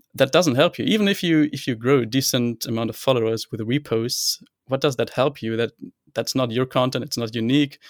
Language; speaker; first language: English; non-native, fluent; German